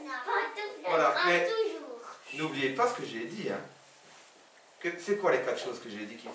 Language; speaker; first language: French; native; French